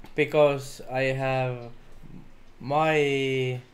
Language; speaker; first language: English; non-native, learner; Estonian